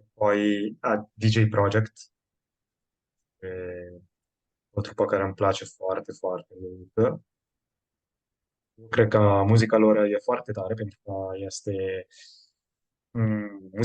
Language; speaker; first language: Romanian; non-native, fluent; Italian